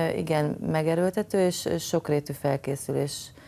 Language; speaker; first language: Hungarian; native; Hungarian